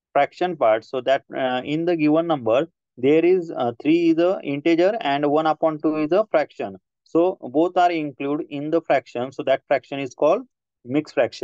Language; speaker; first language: English; non-native, local second language; Marathi